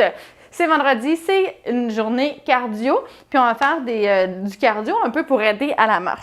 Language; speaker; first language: French; native; French